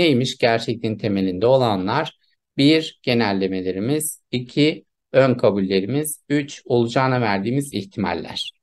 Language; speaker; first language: Turkish; native; Turkish